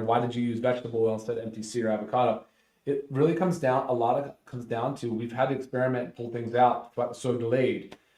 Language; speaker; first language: English; native; English